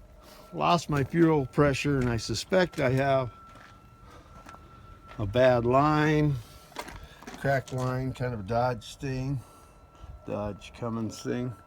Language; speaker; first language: English; native; English